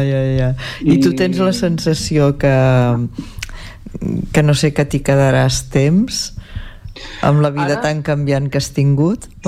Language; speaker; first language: Catalan; native; Catalan